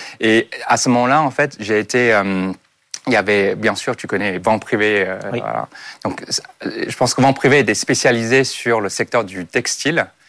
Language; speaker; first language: French; non-native, fluent; Chinese